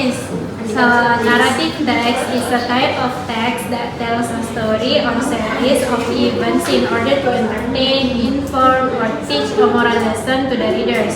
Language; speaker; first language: English; non-native, learner; Indonesian